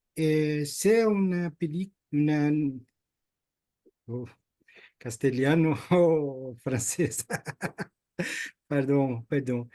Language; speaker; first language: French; non-native, learner; Portuguese